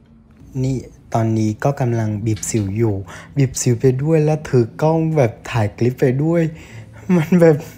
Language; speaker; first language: Thai; non-native, fluent; Vietnamese